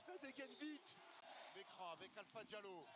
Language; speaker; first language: French; native; French